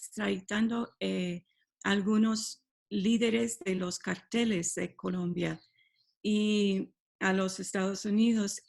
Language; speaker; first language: Spanish; non-native, fluent; English